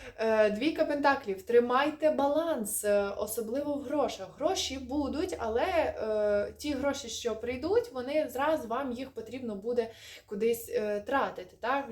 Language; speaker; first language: Ukrainian; non-native, local second language; Russian